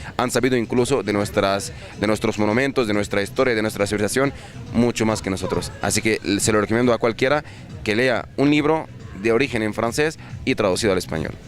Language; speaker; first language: Spanish; non-native, fluent; Arabic